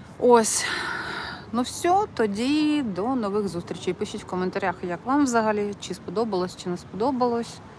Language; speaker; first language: Ukrainian; non-native, local second language; Russian